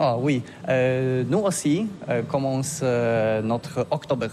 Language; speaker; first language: French; non-native, learner; Polish